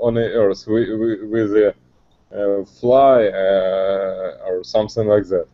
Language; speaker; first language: English; non-native, learner; Russian